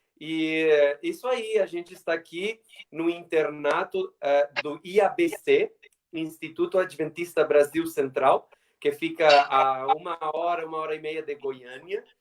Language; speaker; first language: Portuguese; non-native, fluent; Spanish